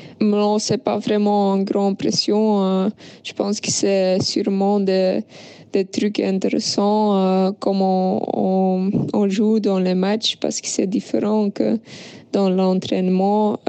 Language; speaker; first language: French; non-native, local second language; Dutch